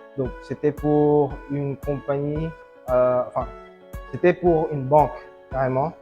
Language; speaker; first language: French; early bilingual, other home language; Filipino